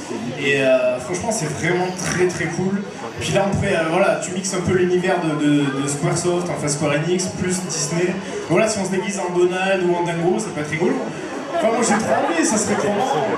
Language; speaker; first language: French; native; French